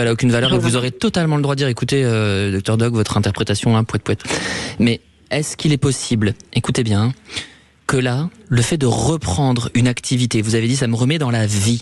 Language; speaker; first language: French; native; French